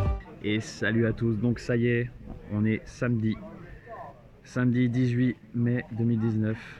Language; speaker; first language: French; native; French